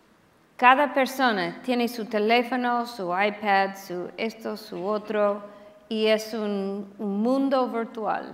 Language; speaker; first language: Spanish; non-native, fluent; English